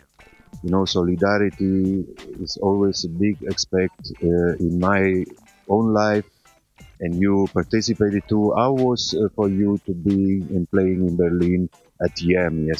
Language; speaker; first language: English; non-native, fluent; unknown